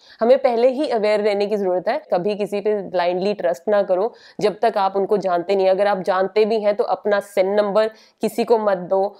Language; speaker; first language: Hindi; native; Hindi